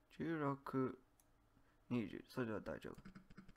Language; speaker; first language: Japanese; non-native, learner; English